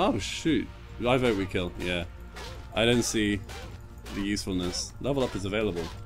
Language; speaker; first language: English; native; English